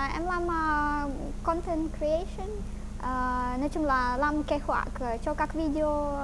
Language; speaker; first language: Vietnamese; non-native, fluent; Ukrainian